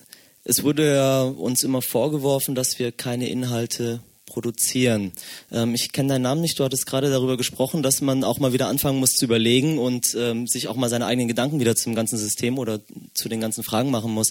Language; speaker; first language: German; native; German